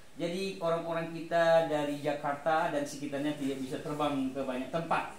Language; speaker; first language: Indonesian; non-native, local second language; Achinese